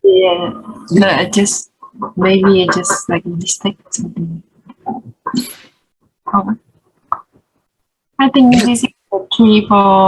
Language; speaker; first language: English; non-native, learner; Vietnamese